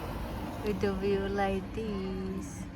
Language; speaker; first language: English; non-native, learner; Thai